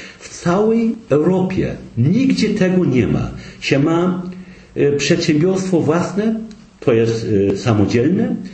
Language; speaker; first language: Polish; non-native, local second language; German